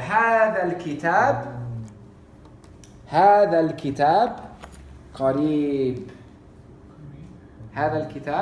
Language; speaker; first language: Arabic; non-native, fluent; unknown